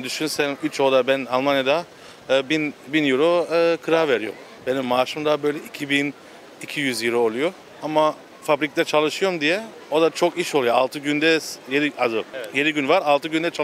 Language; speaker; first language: Turkish; early bilingual, heritage; Turkish